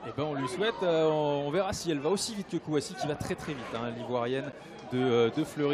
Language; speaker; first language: French; native; French